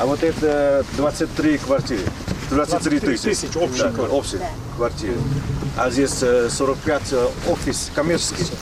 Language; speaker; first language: Russian; non-native, learner; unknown